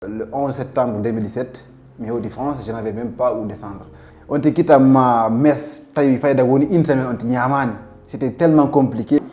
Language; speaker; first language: French; non-native, local second language; Fula